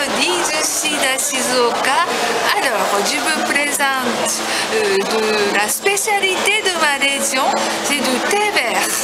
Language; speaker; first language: French; non-native, learner; Japanese